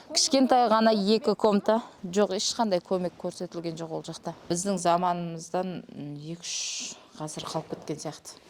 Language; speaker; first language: Kazakh; native; Kazakh